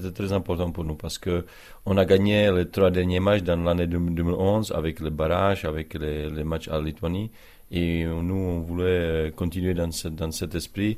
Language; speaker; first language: French; non-native, learner; Czech